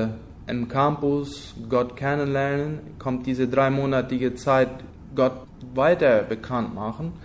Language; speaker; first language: German; non-native, local second language; Low German